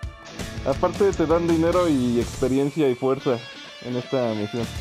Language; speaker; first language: Spanish; native; Spanish